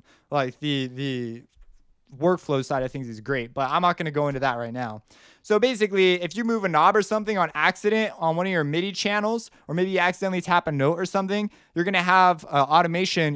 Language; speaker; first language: English; native; English